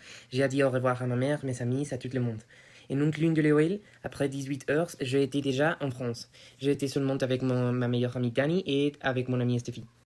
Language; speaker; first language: French; non-native, learner; Spanish